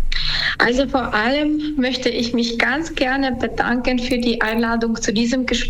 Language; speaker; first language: German; non-native, fluent; Ukrainian